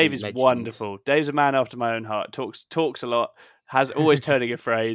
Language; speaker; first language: English; native; English